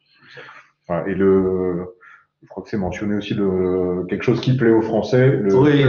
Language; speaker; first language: French; native; French